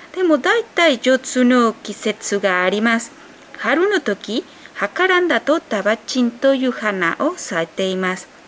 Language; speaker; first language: Japanese; non-native, learner; Spanish